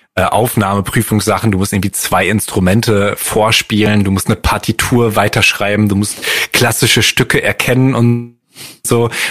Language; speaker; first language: German; native; German